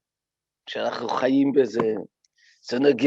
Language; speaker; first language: Hebrew; non-native, fluent; French